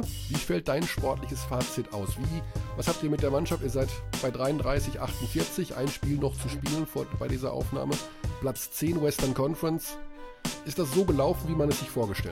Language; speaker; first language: German; native; German